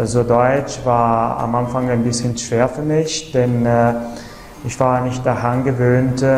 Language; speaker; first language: German; non-native, fluent; Italian